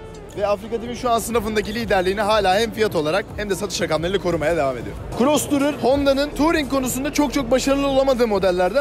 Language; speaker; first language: Turkish; native; Turkish